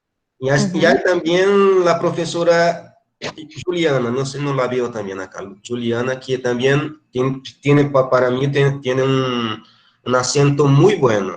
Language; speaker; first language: Spanish; non-native, fluent; Portuguese